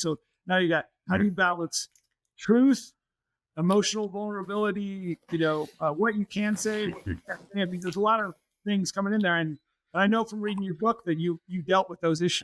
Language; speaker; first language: English; native; English